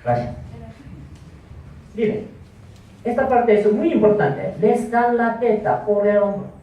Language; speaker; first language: Spanish; non-native, fluent; Korean